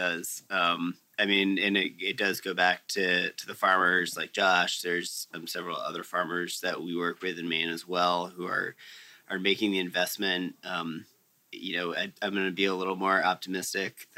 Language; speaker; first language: English; native; English